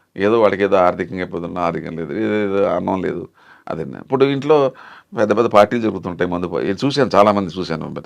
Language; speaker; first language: Telugu; native; Telugu